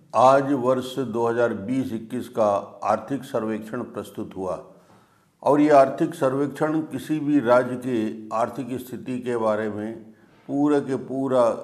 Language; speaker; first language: Hindi; native; Hindi